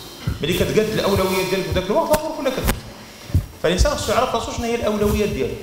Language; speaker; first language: Arabic; native; Arabic